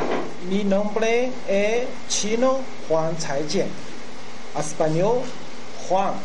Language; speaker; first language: Spanish; non-native, learner; Chinese